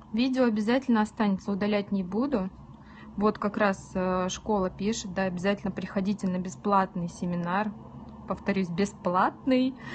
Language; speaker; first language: Russian; native; Russian